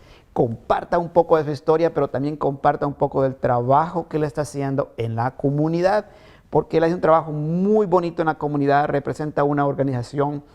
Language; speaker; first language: Spanish; native; Spanish